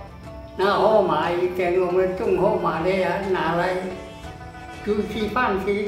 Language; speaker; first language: Chinese; non-native, local second language; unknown